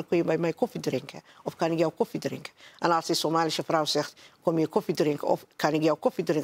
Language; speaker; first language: Dutch; non-native, learner; Somali